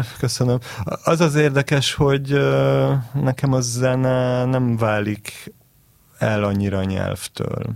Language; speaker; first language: Hungarian; early bilingual, heritage; Hebrew